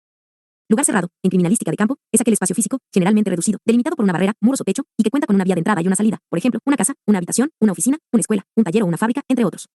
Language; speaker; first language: Spanish; native; Spanish